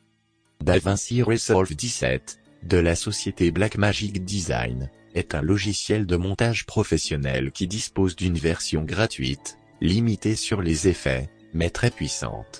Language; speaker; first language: French; native; French